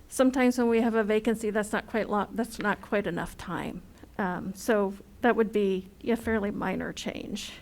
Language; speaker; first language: English; native; English